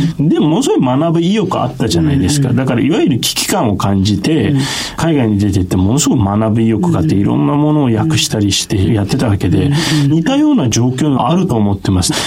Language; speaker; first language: Japanese; non-native, fluent; Turkish